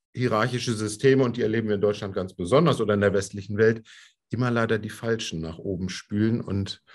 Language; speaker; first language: German; native; German